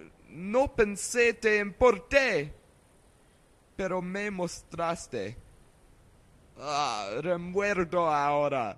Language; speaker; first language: Spanish; non-native, learner; English